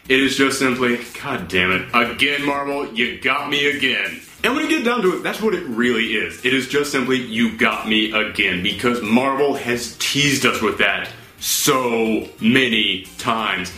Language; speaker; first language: English; native; English